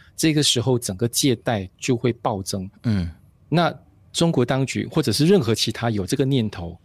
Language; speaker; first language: Chinese; native; Chinese